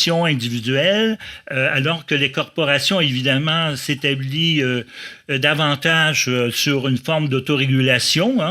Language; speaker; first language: French; native; French